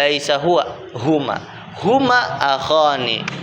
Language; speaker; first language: Arabic; non-native, fluent; Indonesian